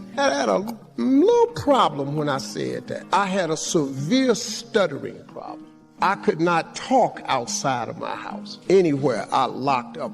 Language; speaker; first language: English; native; English